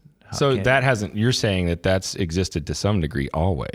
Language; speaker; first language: English; native; English